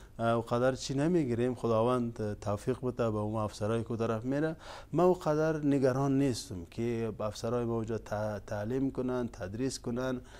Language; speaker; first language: Persian; non-native, local second language; Uzbek